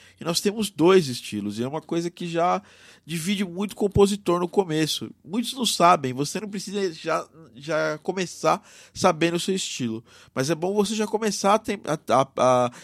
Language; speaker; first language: Portuguese; native; Portuguese